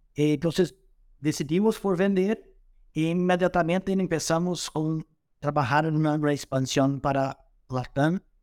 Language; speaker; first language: Portuguese; native; Portuguese